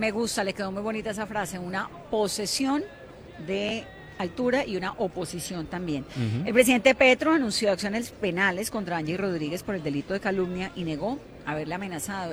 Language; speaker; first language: Spanish; native; Spanish